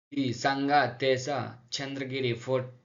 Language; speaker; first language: Chinese; non-native, learner; Telugu